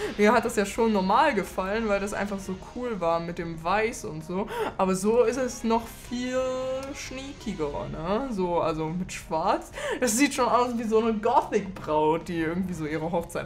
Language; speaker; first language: German; native; German